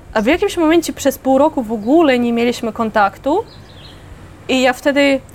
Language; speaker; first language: Polish; non-native, fluent; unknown